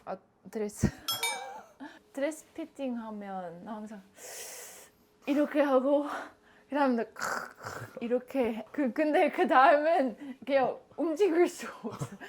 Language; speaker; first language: Korean; non-native, learner; Dutch